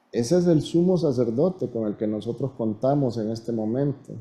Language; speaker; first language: Spanish; native; Spanish